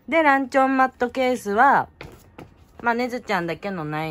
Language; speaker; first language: Japanese; native; Japanese